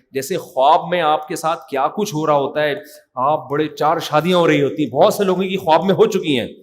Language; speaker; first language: Urdu; native; Urdu